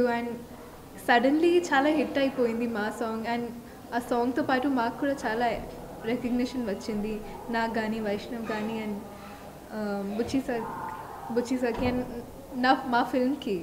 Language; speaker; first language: Telugu; non-native, local second language; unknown